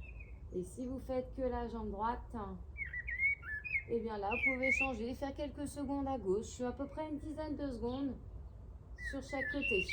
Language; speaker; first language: French; native; French